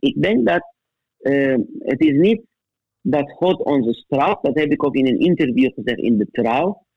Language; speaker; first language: Dutch; non-native, fluent; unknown